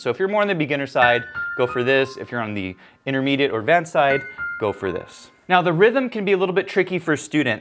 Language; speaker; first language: English; native; English